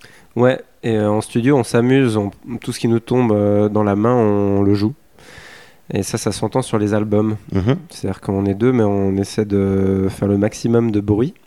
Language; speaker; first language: French; native; French